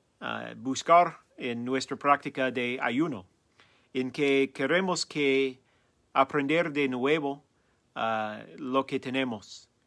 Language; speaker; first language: Spanish; non-native, learner; English